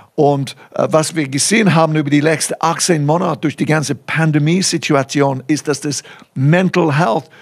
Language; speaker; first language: German; non-native, fluent; English